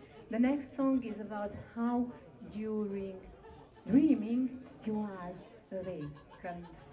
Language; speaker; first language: English; non-native, learner; Hungarian